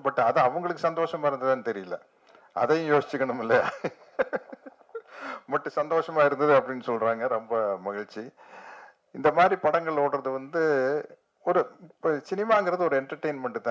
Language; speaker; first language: Tamil; native; Tamil